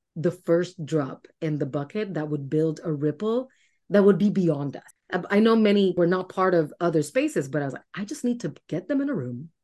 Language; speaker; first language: English; non-native, fluent; Spanish